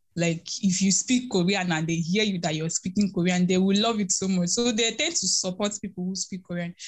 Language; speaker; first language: English; non-native, local second language; Igbo